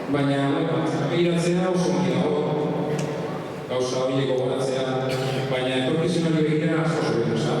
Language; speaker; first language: Basque; non-native, local second language; Spanish